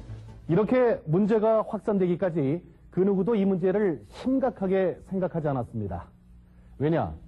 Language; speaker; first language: Korean; native; Korean